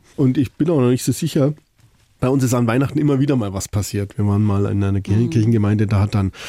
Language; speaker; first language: German; native; German